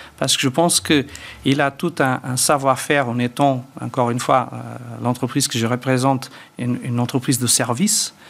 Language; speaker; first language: French; early bilingual, other home language; Portuguese